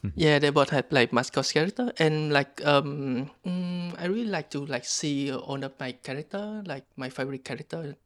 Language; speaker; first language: English; non-native, learner; Vietnamese